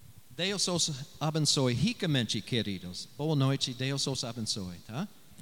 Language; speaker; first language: Portuguese; non-native, learner; English